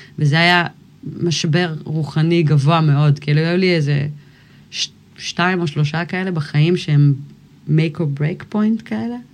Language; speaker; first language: Hebrew; early bilingual, other home language; English